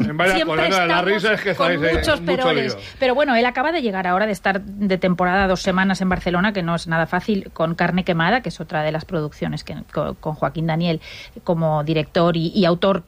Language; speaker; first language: Spanish; native; Spanish